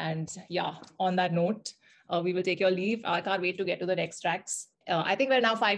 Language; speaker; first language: English; non-native, local second language; Hindi